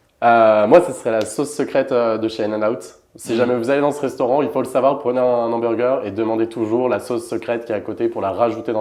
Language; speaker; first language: French; native; French